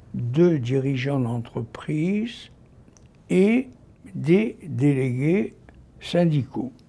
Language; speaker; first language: French; native; French